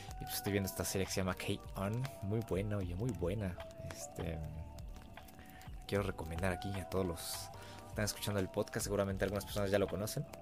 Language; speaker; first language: Spanish; native; Spanish